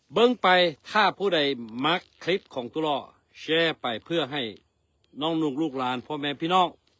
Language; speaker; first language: Lao; non-native, local second language; Hmong